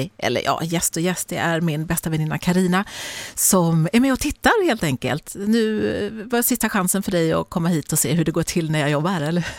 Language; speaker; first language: Swedish; native; Swedish